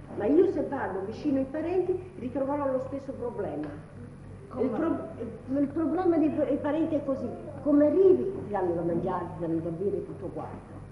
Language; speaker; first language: Italian; native; Italian